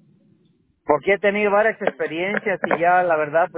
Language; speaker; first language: Spanish; native; Spanish